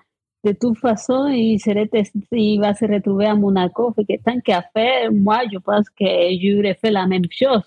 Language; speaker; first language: French; non-native, fluent; Spanish